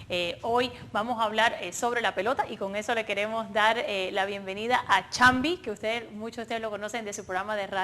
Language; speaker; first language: Spanish; early bilingual, other home language; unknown